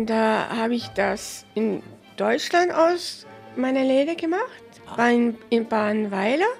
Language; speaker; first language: German; early bilingual, heritage; German